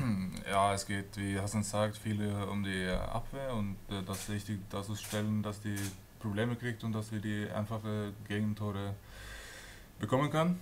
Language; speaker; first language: German; non-native, fluent; Norwegian